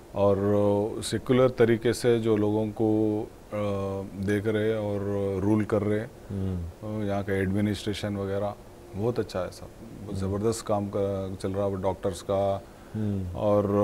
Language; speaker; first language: Hindi; non-native, local second language; Telugu